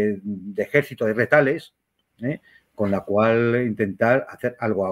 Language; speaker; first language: Spanish; native; Spanish